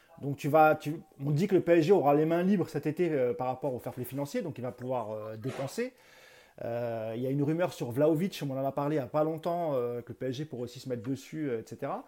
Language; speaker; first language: French; native; French